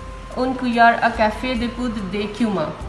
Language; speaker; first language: French; non-native, learner; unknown